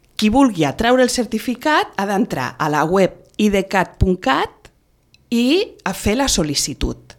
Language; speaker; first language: Catalan; native; Catalan